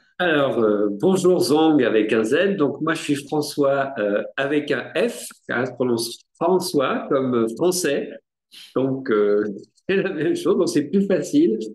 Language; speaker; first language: French; native; French